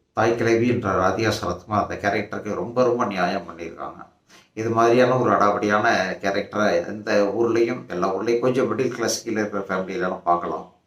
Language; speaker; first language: Tamil; native; Tamil